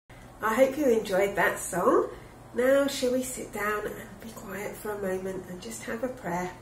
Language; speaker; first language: English; native; English